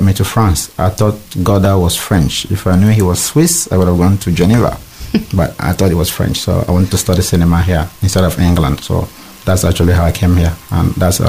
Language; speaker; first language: English; non-native, local second language; Igbo